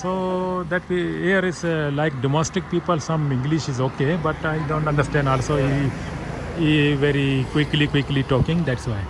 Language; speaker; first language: English; non-native, learner; Urdu